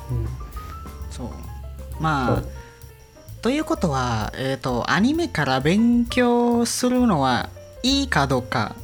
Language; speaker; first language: Japanese; non-native, learner; Indonesian